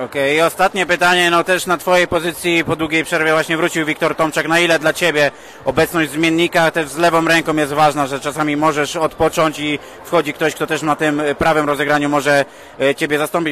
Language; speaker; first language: Polish; native; Polish